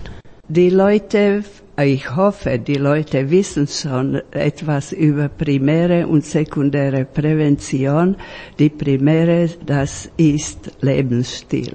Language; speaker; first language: German; non-native, fluent; Slovak